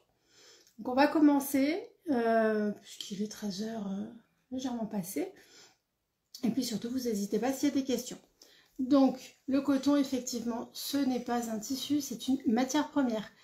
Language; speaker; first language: French; native; French